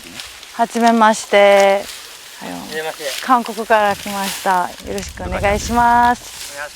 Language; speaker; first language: Japanese; non-native, learner; Korean